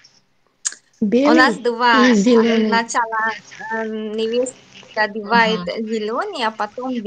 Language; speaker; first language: Russian; non-native, learner; Arabic